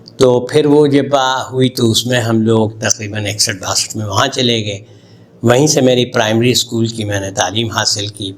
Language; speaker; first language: Urdu; native; Urdu